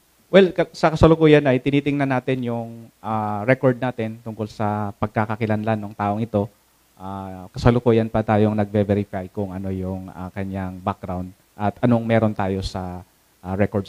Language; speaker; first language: Filipino; native; Filipino